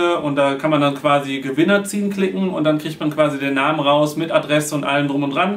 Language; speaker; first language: German; native; German